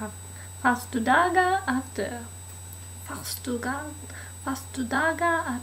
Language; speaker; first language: Icelandic; non-native, learner; English